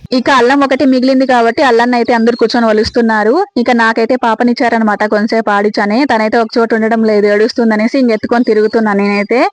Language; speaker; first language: Telugu; native; Telugu